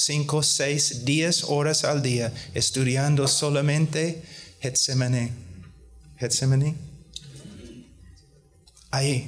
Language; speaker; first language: Spanish; non-native, fluent; English